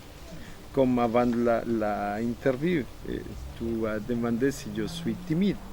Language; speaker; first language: French; non-native, fluent; Spanish